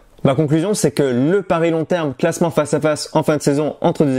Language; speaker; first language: French; native; French